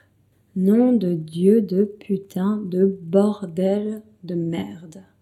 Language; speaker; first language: French; native; French